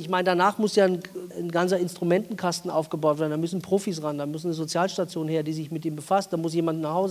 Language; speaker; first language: German; native; German